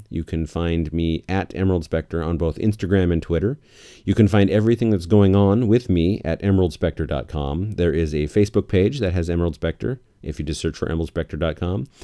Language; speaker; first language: English; native; English